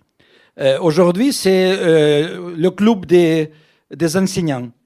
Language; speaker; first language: French; non-native, fluent; Russian